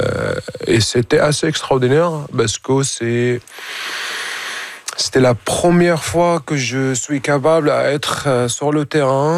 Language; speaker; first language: French; non-native, fluent; Arabic